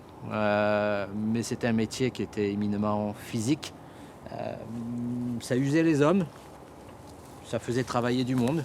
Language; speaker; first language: French; native; French